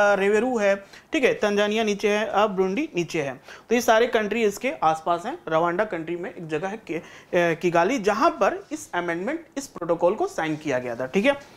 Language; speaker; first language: Hindi; native; Hindi